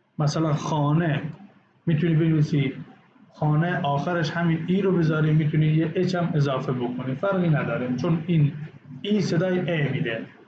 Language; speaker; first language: Persian; non-native, local second language; Baluchi